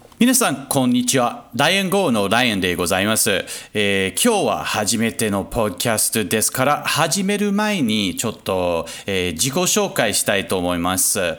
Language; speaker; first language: Japanese; non-native, learner; English